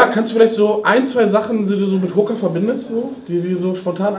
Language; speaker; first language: German; native; German